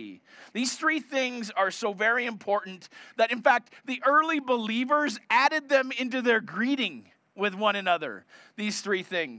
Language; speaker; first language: English; native; English